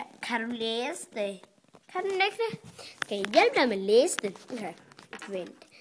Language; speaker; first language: Danish; early bilingual, other home language; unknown